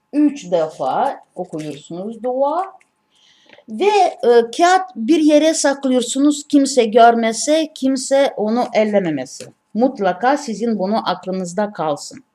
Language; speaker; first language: Turkish; non-native, learner; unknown